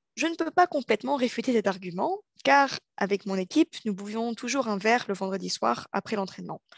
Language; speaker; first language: French; native; French